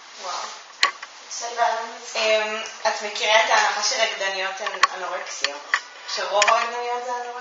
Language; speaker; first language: Hebrew; native; Hebrew